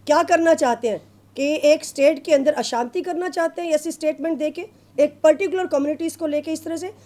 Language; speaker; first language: Hindi; non-native, local second language; Punjabi